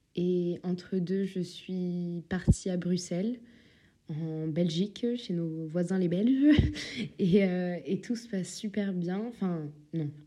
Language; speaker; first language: French; native; French